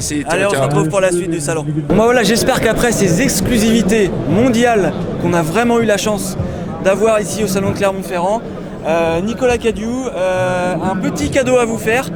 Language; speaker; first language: French; native; French